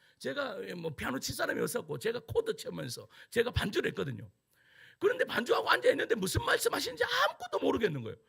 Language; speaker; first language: Korean; native; Korean